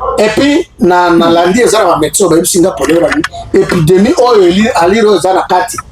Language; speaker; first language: Lingala; non-native, local second language; Swahili